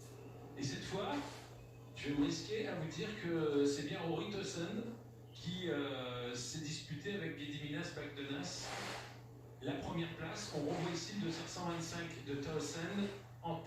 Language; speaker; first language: French; native; French